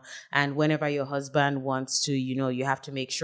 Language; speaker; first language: English; non-native, local second language; Hausa